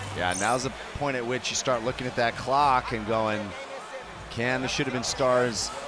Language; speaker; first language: English; native; English